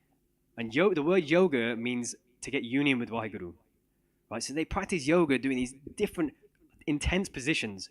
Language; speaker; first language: English; non-native, local second language; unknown